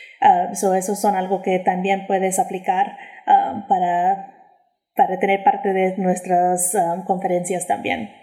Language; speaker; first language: Spanish; early bilingual, heritage; English